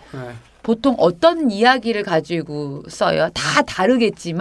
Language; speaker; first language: Korean; native; Korean